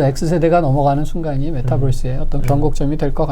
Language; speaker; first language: Korean; native; Korean